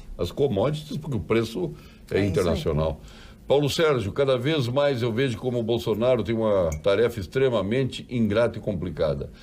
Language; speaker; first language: Portuguese; native; Portuguese